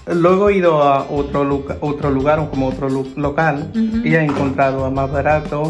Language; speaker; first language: Spanish; non-native, learner; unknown